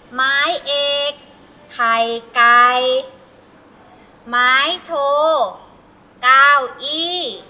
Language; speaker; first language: Thai; native; Thai